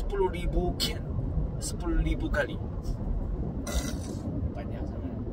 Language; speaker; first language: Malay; non-native, fluent; Korean